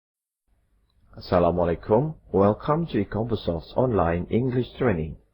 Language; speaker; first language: English; non-native, fluent; Indonesian